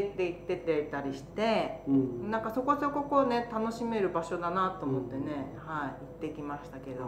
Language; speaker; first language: Japanese; native; Japanese